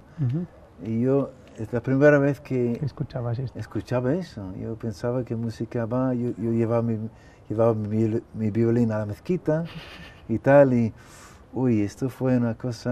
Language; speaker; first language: Spanish; non-native, fluent; English